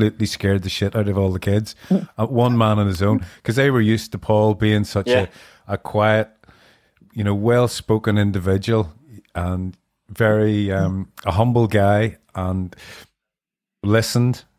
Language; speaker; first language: English; native; English